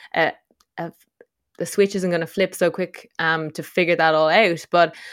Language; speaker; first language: English; native; English